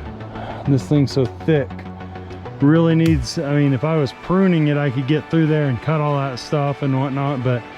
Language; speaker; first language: English; native; English